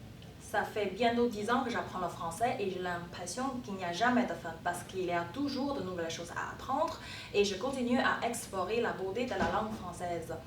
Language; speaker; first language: French; non-native, fluent; Chinese